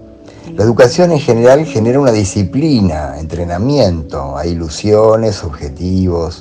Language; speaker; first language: Spanish; native; Spanish